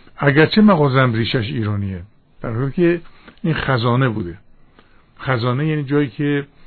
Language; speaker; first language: Persian; native; Persian